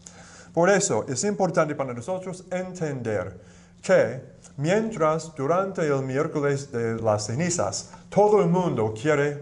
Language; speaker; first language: Spanish; non-native, fluent; English